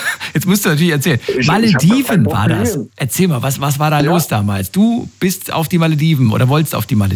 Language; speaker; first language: German; native; German